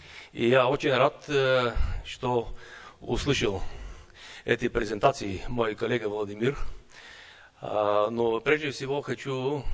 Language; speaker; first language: Russian; non-native, learner; Bulgarian